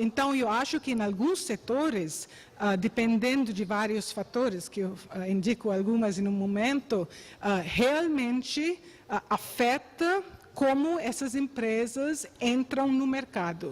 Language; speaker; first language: Portuguese; non-native, fluent; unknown